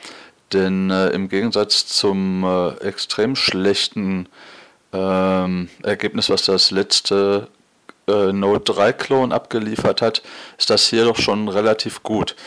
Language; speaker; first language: German; native; German